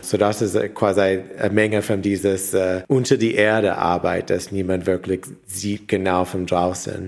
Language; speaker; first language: German; non-native, learner; English